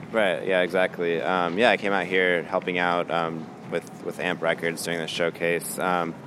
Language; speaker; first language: English; native; English